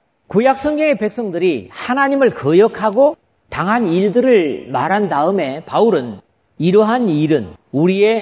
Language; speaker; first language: Korean; native; Korean